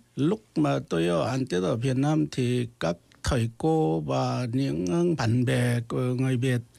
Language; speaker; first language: Vietnamese; non-native, fluent; Korean